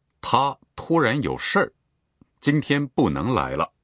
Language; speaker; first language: Chinese; non-native, fluent; Japanese